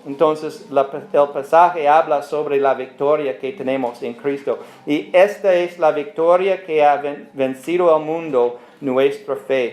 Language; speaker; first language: Spanish; non-native, learner; English